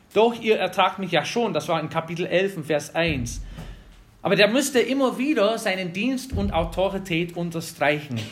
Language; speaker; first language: German; non-native, fluent; English